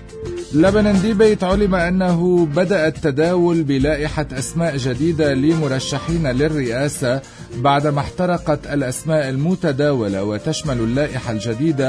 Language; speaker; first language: Arabic; native; Arabic